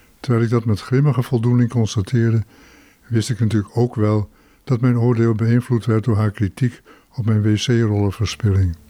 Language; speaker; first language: Dutch; early bilingual, heritage; Dutch